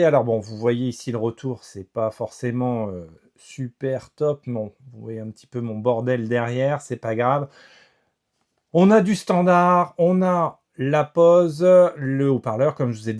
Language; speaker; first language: French; native; French